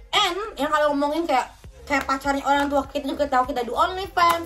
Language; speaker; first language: Indonesian; early bilingual, heritage; Indonesian